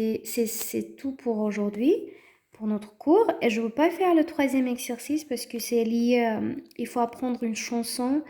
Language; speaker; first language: French; non-native, fluent; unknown